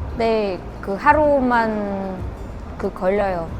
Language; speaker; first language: Korean; non-native, learner; Vietnamese